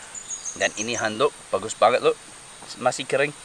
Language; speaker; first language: Indonesian; non-native, learner; English